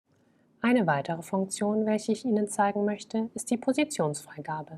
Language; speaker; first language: German; native; German